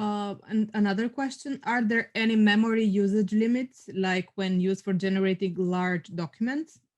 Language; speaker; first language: English; non-native, fluent; Romanian